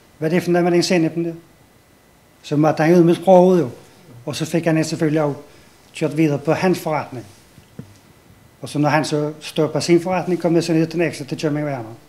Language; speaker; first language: Danish; native; Danish